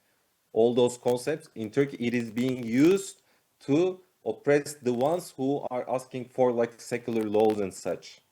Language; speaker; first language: English; non-native, fluent; Turkish